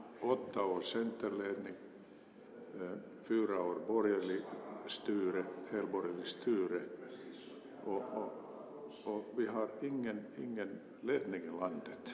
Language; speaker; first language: Swedish; non-native, local second language; Finnish